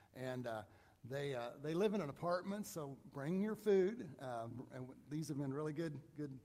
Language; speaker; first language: English; native; English